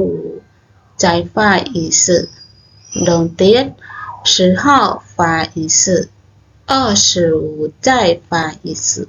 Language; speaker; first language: Chinese; non-native, fluent; Khmer